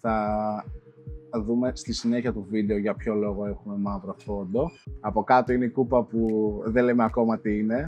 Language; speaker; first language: Greek; native; Greek